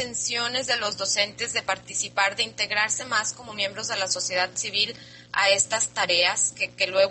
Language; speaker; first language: Spanish; native; Spanish